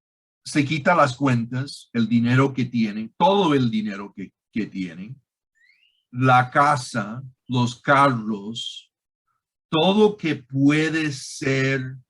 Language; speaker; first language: Spanish; non-native, fluent; English